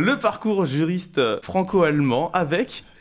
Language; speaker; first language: French; native; French